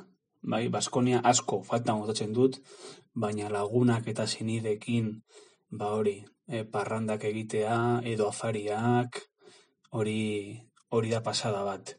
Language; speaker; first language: Basque; non-native, learner; Spanish